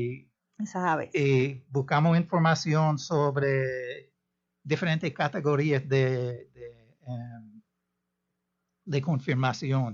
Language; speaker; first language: Spanish; non-native, fluent; English